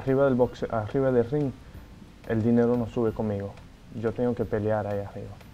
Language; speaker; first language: Spanish; non-native, fluent; Portuguese